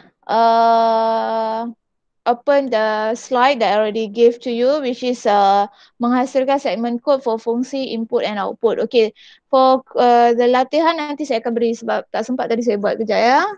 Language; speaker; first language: English; non-native, local second language; Malay